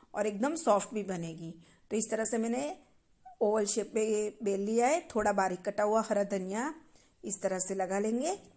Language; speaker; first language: Hindi; non-native, local second language; Gujarati